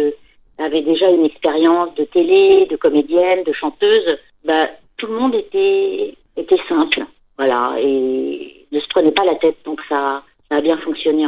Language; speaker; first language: French; native; French